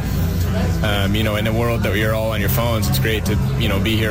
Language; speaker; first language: English; native; English